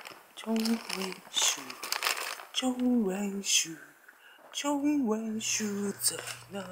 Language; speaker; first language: Chinese; non-native, learner; Japanese